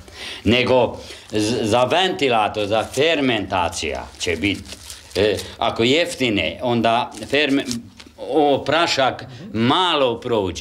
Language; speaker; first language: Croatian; non-native, local second language; Hungarian